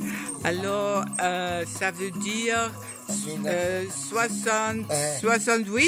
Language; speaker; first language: French; non-native, learner; Dutch